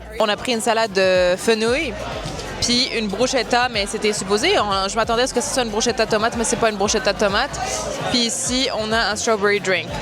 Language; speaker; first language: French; non-native, local second language; Arabic